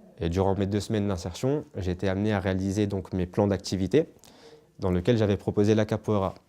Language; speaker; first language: French; native; French